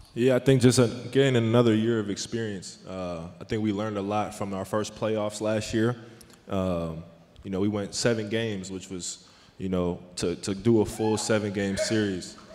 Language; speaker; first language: English; native; English